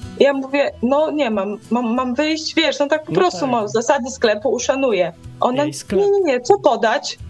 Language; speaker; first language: Polish; native; Polish